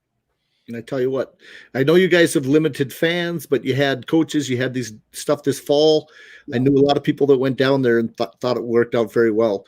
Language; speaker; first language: English; native; English